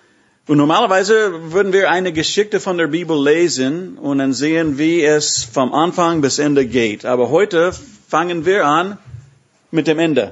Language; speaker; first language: German; non-native, fluent; English